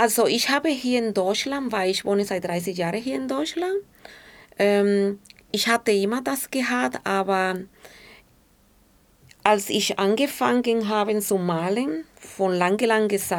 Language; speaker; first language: German; non-native, fluent; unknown